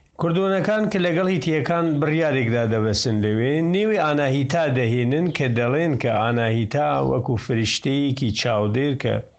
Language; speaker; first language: Central Kurdish; non-native, local second language; Southern Kurdish